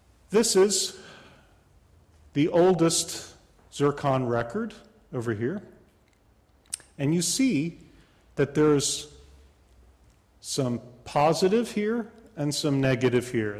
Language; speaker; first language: English; native; English